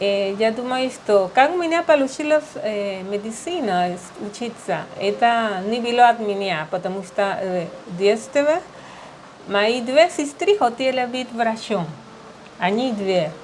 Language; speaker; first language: Russian; non-native, learner; Spanish